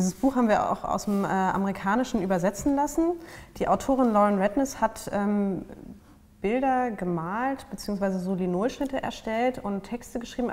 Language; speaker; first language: German; native; German